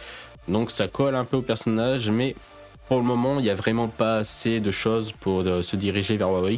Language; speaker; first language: French; native; French